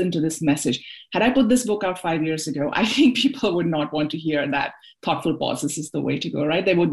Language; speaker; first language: English; non-native, local second language; Hindi